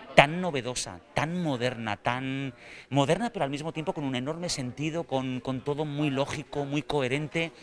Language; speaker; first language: Spanish; native; Spanish